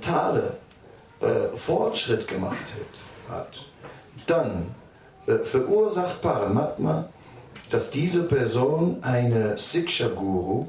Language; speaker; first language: German; non-native, fluent; Dutch